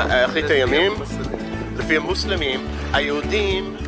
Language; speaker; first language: Hebrew; non-native, fluent; English